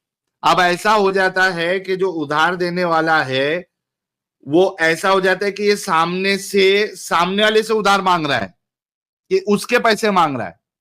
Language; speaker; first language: Hindi; native; Hindi